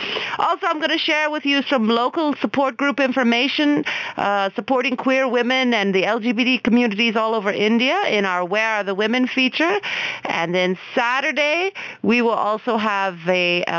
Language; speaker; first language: English; native; English